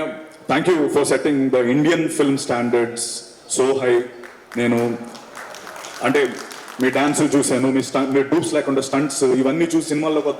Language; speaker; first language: Telugu; native; Telugu